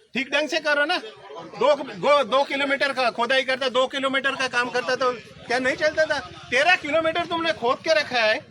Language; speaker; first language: Hindi; non-native, local second language; Marathi